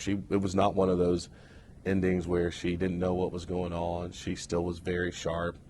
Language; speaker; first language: English; native; English